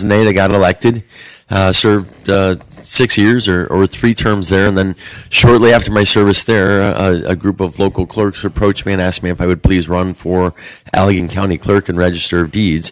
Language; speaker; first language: English; native; English